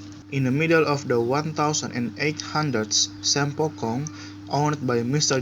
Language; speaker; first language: English; non-native, learner; Indonesian